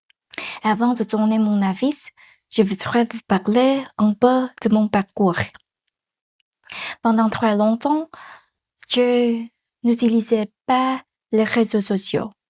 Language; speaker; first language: French; non-native, learner; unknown